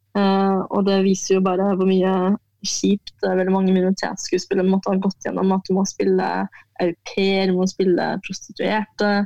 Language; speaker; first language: Norwegian; early bilingual, other home language; Chinese